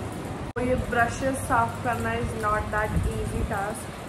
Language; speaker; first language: Hindi; native; Hindi